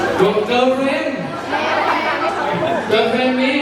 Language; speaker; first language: English; non-native, learner; Thai